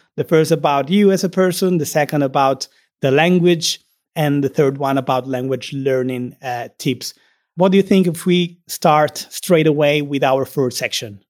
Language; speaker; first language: English; non-native, fluent; Italian